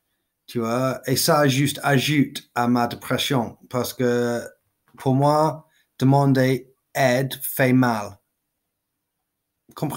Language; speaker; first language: French; non-native, learner; English